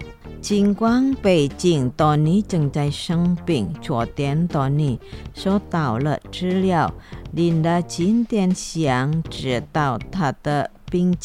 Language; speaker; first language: Chinese; non-native, learner; Indonesian